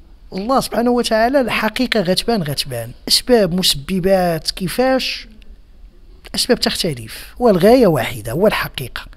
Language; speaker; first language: Arabic; native; Arabic